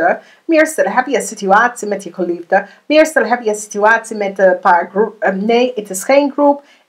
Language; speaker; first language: Dutch; non-native, learner; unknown